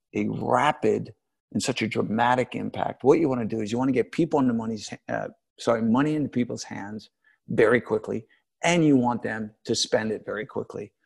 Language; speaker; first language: English; native; English